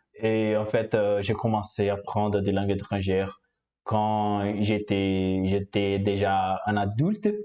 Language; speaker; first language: French; non-native, fluent; Portuguese